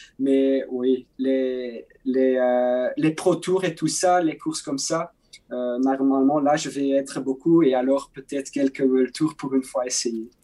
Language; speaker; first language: French; non-native, local second language; Dutch